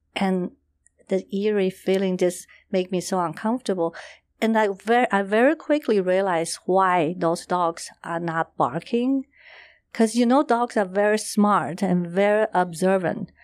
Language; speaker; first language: English; non-native, fluent; Chinese